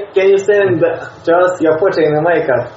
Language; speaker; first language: English; non-native, learner; Russian